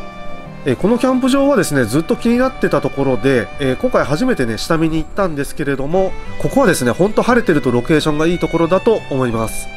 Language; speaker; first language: Japanese; native; Japanese